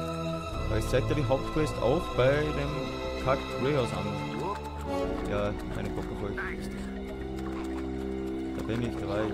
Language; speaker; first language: German; native; German